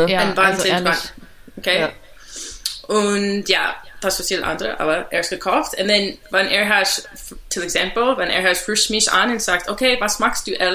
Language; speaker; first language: German; non-native, learner; English